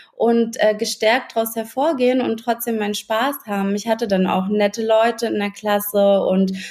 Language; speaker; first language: German; native; German